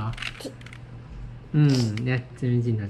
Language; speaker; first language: Chinese; native; Chinese